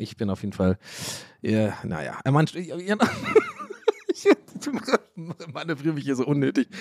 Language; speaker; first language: German; native; German